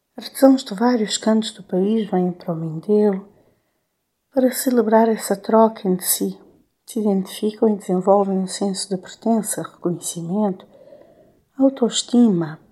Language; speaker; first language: Portuguese; non-native, local second language; Kabuverdianu